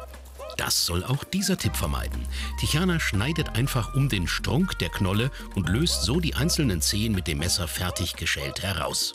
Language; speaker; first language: German; native; German